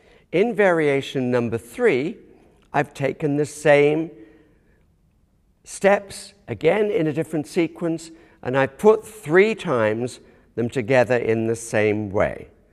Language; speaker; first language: English; native; English